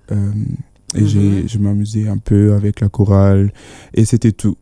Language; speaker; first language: French; non-native, fluent; Yoruba